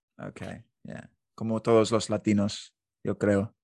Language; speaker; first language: Spanish; non-native, learner; English